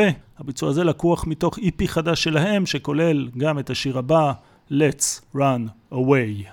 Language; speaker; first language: Hebrew; native; Hebrew